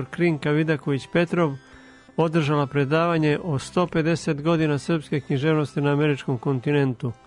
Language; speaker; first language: Serbian; native; Serbian